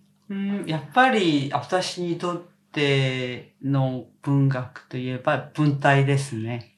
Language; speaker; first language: Japanese; non-native, fluent; Korean